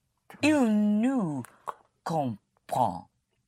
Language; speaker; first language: French; non-native, learner; English